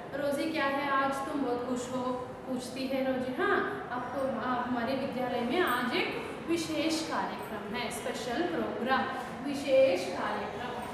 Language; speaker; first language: Hindi; non-native, local second language; Telugu